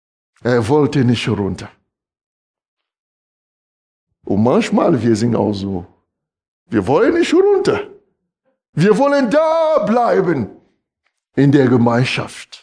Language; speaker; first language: German; non-native, fluent; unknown